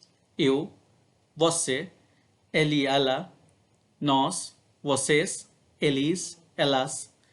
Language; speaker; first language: Portuguese; non-native, learner; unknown